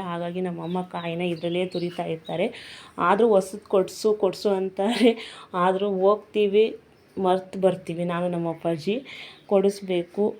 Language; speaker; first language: Kannada; non-native, local second language; Lambadi